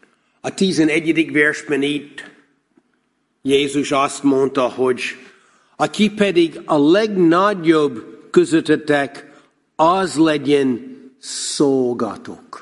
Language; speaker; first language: Hungarian; non-native, fluent; English